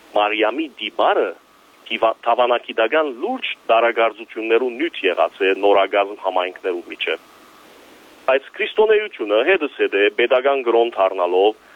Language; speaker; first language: Armenian; early bilingual, heritage; Armenian